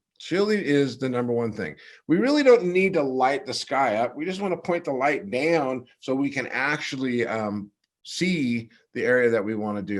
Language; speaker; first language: English; native; English